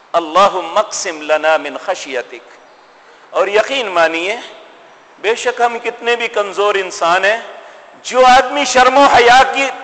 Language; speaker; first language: Urdu; non-native, local second language; Punjabi